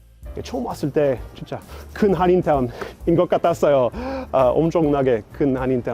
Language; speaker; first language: Korean; non-native, fluent; English